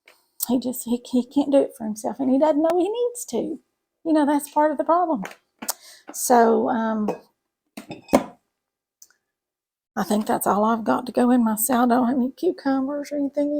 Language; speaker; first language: English; native; English